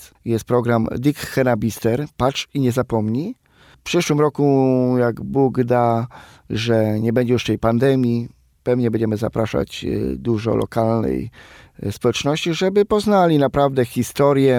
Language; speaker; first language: Polish; non-native, local second language; Romany